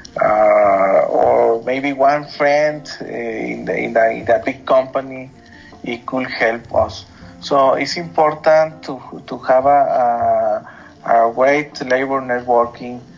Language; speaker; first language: English; non-native, learner; Spanish